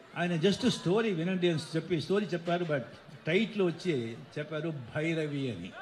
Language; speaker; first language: Telugu; non-native, local second language; Marathi